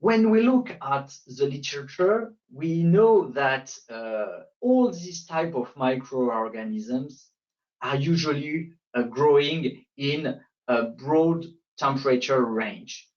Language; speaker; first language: English; non-native, fluent; French